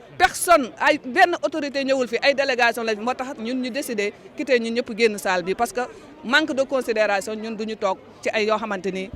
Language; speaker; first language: Wolof; non-native, local second language; Fula